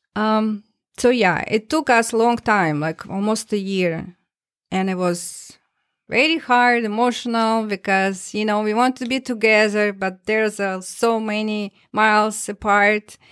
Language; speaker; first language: English; non-native, learner; Russian